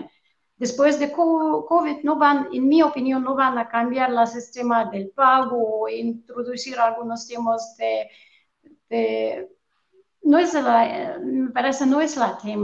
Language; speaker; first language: Spanish; non-native, fluent; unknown